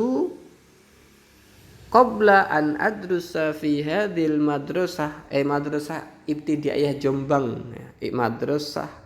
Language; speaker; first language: Arabic; non-native, fluent; Indonesian